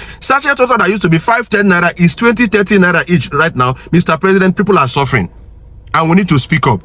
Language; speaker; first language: English; non-native, local second language; Igbo